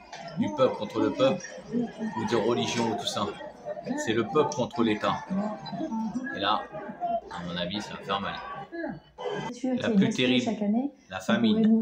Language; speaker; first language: French; native; French